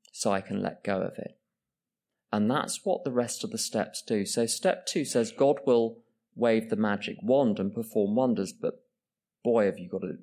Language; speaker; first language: English; native; English